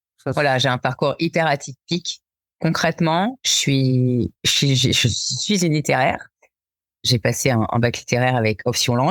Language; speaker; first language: French; native; French